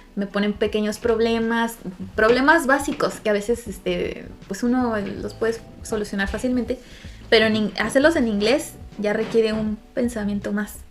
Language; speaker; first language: Spanish; native; Spanish